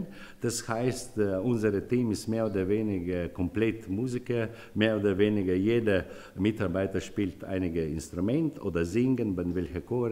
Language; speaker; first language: German; non-native, learner; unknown